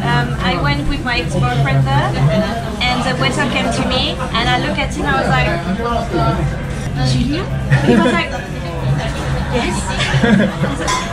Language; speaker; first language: English; non-native, fluent; French